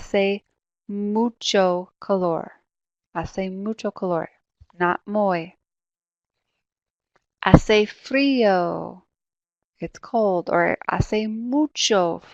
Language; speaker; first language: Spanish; non-native, fluent; English